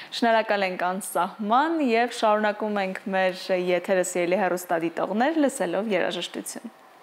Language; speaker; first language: Armenian; native; Armenian